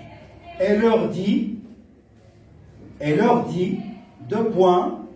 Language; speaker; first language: French; non-native, local second language; Arabic